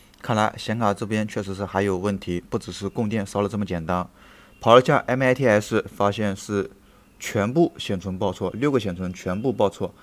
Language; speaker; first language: Chinese; native; Chinese